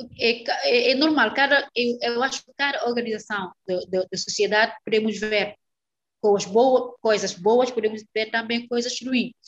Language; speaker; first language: Portuguese; non-native, fluent; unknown